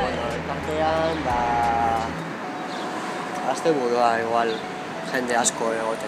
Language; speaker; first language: Basque; non-native, local second language; Spanish